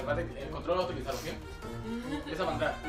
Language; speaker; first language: Spanish; native; Spanish